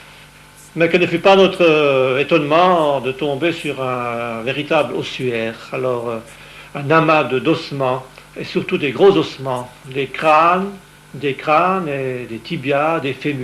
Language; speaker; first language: French; native; French